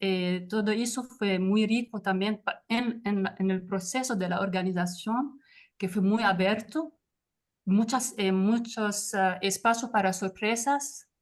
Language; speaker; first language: Spanish; non-native, fluent; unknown